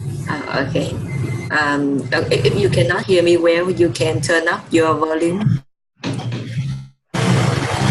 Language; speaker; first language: English; non-native, fluent; Vietnamese